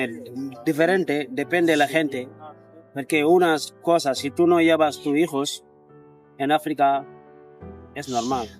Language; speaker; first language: Spanish; non-native, fluent; Wolof